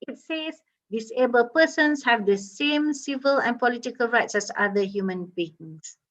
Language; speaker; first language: English; non-native, local second language; Malay